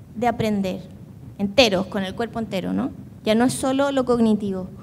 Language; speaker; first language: Spanish; native; Spanish